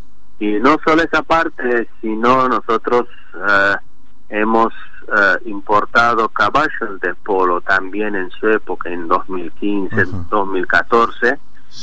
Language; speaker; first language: Spanish; non-native, learner; Azerbaijani